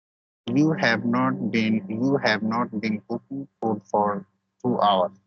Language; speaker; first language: English; non-native, learner; Hindi